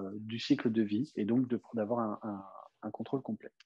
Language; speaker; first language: French; native; French